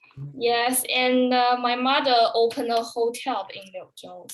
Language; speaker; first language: English; non-native, learner; Chinese